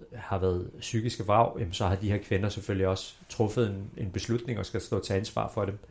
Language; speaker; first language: Danish; early bilingual, other home language; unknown